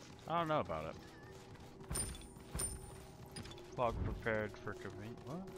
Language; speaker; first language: English; native; English